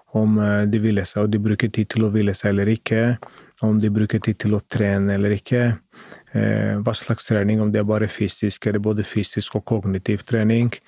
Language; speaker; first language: Norwegian; non-native, fluent; Greek